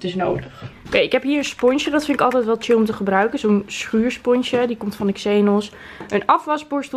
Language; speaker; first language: Dutch; native; Dutch